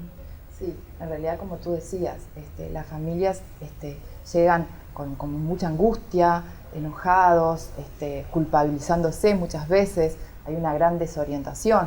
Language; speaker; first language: Spanish; native; Spanish